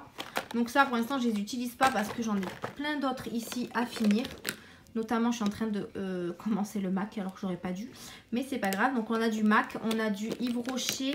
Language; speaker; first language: French; native; French